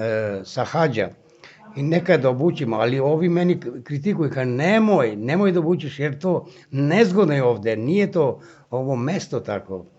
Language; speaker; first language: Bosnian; non-native, local second language; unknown